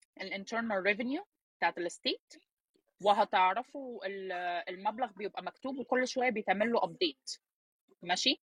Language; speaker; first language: Arabic; early bilingual, heritage; Arabic